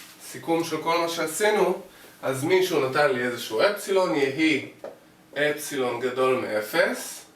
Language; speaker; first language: Hebrew; native; Hebrew